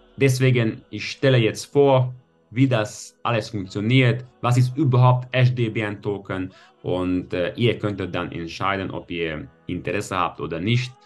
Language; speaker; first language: German; non-native, fluent; Hungarian